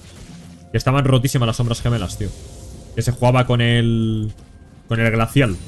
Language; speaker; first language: Spanish; native; Spanish